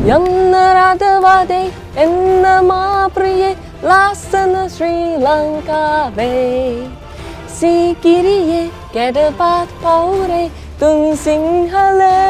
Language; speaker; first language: Sinhala; non-native, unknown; Chinese